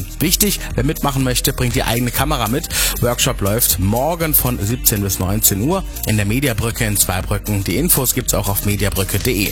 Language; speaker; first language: German; native; German